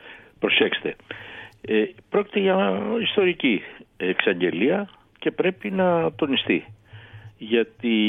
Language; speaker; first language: Greek; native; Greek